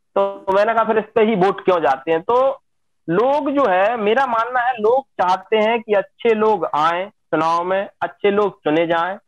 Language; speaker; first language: Hindi; native; Hindi